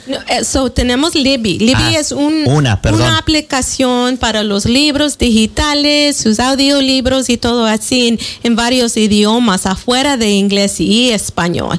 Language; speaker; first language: Spanish; non-native, fluent; English